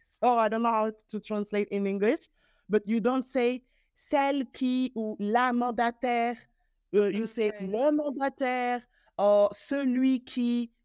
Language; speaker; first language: English; non-native, fluent; French